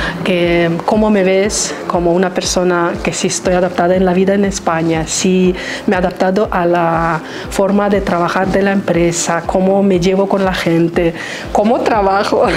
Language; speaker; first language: Spanish; non-native, fluent; Kyrgyz